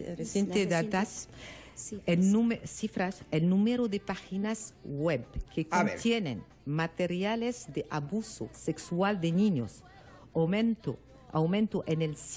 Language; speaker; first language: Spanish; non-native, learner; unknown